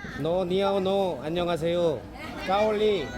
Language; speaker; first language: Korean; non-native, learner; Thai